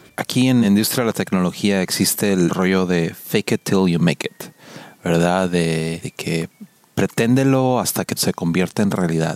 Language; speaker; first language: Spanish; native; Spanish